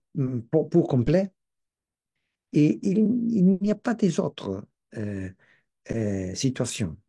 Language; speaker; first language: French; non-native, learner; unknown